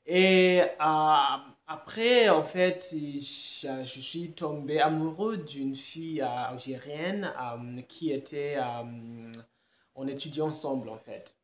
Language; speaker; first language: French; non-native, fluent; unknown